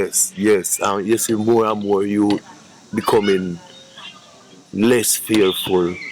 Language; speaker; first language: English; native; English